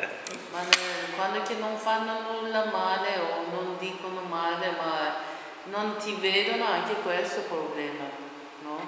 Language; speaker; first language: Italian; non-native, learner; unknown